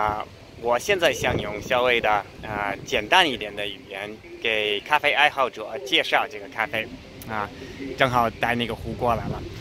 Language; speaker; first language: Chinese; non-native, fluent; English